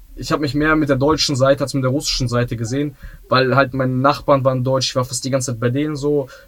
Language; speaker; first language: German; native; German